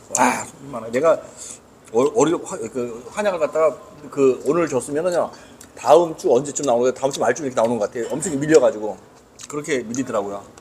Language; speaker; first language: Korean; native; Korean